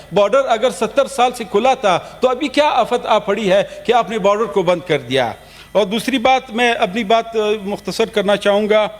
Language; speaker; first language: Urdu; non-native, local second language; Pashto